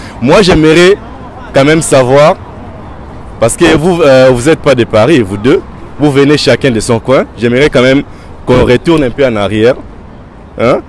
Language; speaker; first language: French; non-native, local second language; Lingala